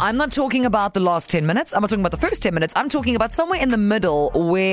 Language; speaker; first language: English; native; English